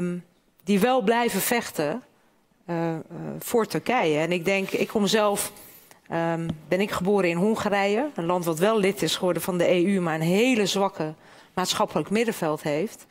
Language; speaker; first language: Dutch; early bilingual, other home language; Hungarian